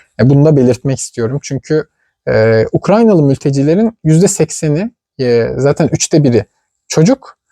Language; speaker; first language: Turkish; native; Turkish